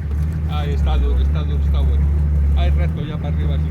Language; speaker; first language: Spanish; native; Spanish